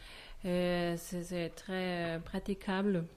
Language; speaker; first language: French; non-native, fluent; German